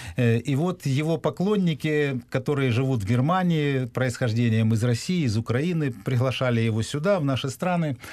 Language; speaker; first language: Russian; native; Russian